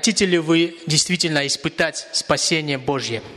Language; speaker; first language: Russian; native; Russian